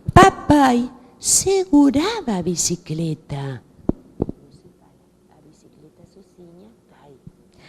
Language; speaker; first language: Portuguese; non-native, fluent; Spanish